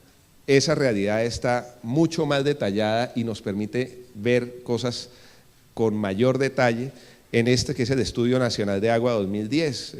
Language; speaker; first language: Spanish; native; Spanish